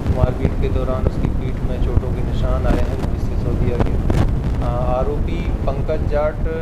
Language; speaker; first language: Hindi; native; Hindi